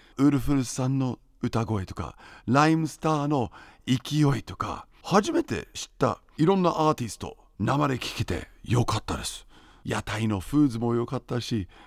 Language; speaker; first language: Japanese; non-native, fluent; English